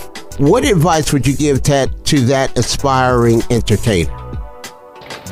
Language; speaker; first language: English; native; English